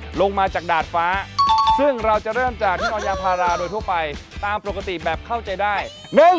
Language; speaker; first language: Thai; native; Thai